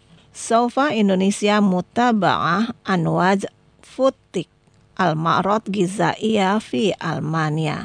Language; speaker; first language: Arabic; non-native, fluent; Indonesian